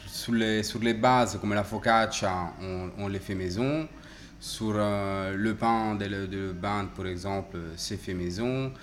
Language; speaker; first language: French; non-native, fluent; Italian